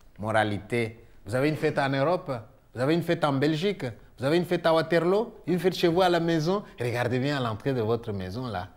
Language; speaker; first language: French; non-native, local second language; Luba-Lulua